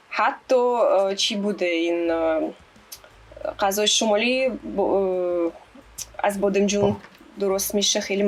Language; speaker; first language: Persian; non-native, fluent; Russian